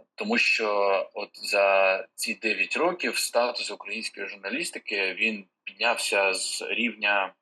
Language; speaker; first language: Ukrainian; native; Ukrainian